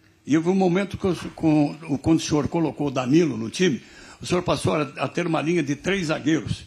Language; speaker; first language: Portuguese; native; Portuguese